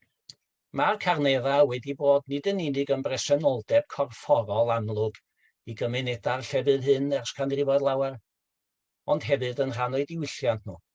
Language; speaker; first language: Welsh; native; Welsh